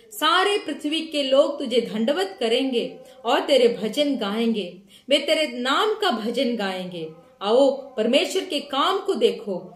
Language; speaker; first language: Hindi; non-native, local second language; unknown